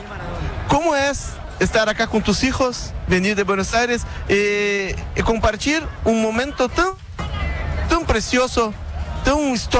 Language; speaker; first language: Spanish; non-native, fluent; Portuguese